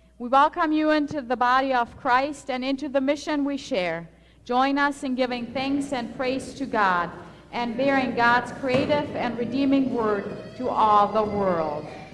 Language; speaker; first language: English; native; English